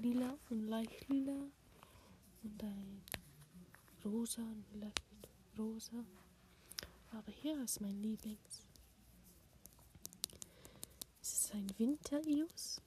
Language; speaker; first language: German; non-native, learner; English